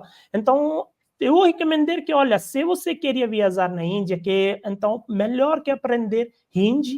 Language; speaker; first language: Portuguese; non-native, learner; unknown